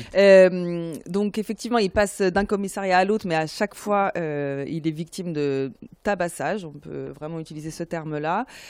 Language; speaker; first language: French; native; French